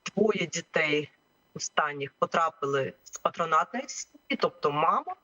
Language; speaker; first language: Ukrainian; native; Ukrainian